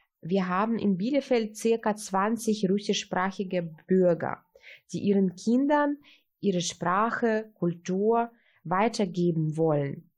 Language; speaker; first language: German; early bilingual, heritage; Russian